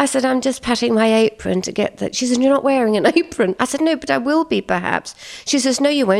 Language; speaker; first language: English; native; English